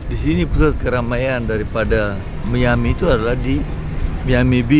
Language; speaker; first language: Indonesian; native; Indonesian